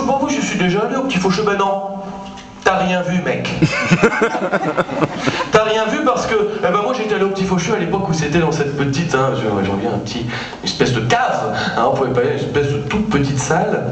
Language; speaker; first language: French; native; French